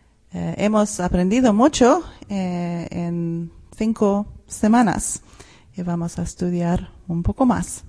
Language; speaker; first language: Spanish; non-native, fluent; Swedish